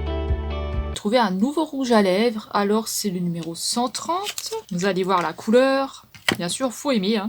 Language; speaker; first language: French; native; French